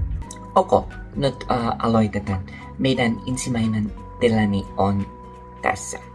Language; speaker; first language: Finnish; non-native, learner; Filipino